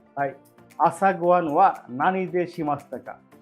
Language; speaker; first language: Japanese; non-native, fluent; Bangla